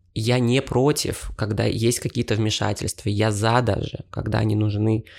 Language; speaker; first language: Russian; native; Russian